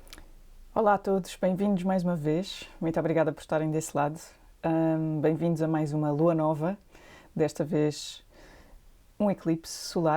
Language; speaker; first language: Portuguese; native; Portuguese